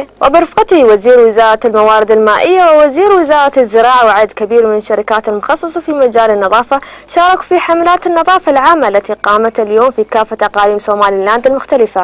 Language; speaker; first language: Arabic; non-native, local second language; Somali